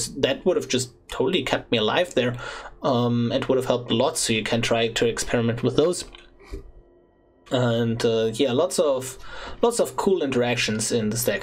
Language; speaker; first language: English; non-native, fluent; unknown